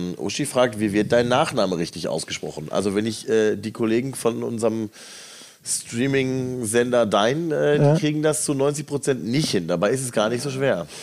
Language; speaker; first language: German; native; German